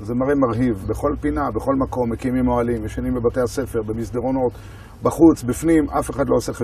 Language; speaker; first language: Hebrew; native; Hebrew